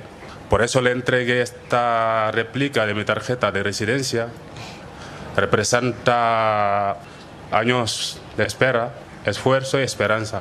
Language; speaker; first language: Spanish; non-native, fluent; Wolof